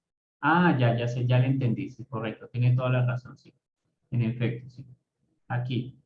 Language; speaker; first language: Spanish; native; Spanish